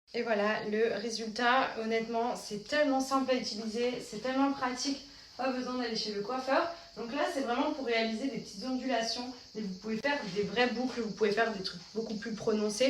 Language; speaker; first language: French; native; French